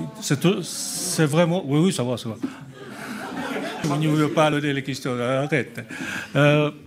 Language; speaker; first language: French; non-native, learner; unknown